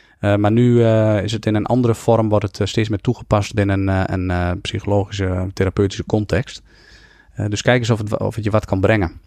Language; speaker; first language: Dutch; native; Dutch